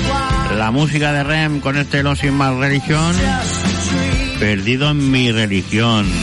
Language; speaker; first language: Spanish; native; Spanish